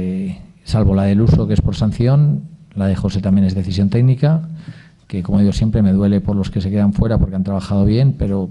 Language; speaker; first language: Spanish; native; Spanish